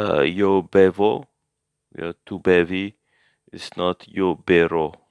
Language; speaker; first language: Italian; non-native, learner; English